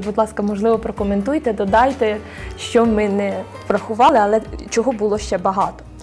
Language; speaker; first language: Ukrainian; native; Ukrainian